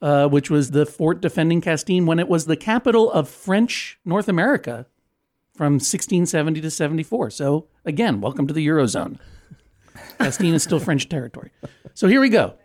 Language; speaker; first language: English; native; English